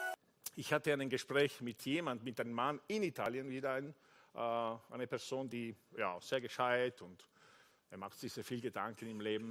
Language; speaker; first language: German; non-native, fluent; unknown